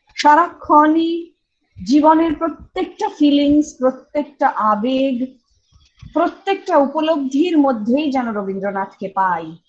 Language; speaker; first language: Bangla; early bilingual, heritage; Bangla